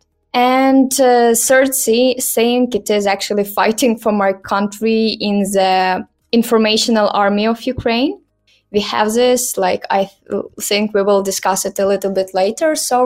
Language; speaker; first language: English; non-native, learner; Ukrainian